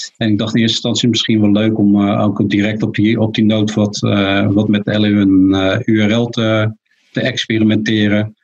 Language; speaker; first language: Dutch; native; Dutch